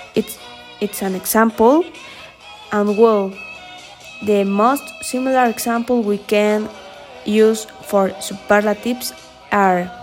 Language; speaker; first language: English; non-native, learner; Spanish